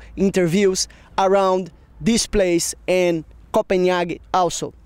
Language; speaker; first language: English; non-native, fluent; Portuguese